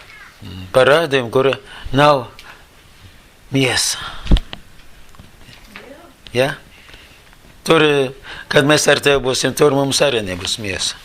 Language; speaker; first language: Latvian; non-native, learner; Russian